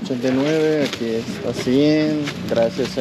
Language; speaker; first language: Spanish; non-native, learner; English